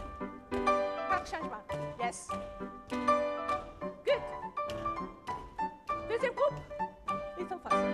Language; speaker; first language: English; non-native, learner; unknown